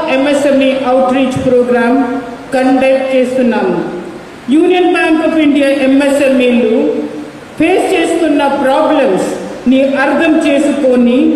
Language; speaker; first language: Telugu; non-native, learner; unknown